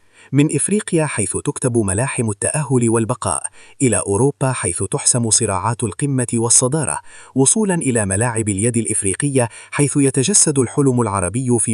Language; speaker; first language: Arabic; native; Arabic